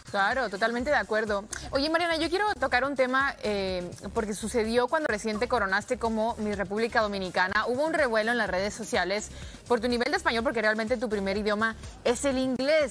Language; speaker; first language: Spanish; native; Spanish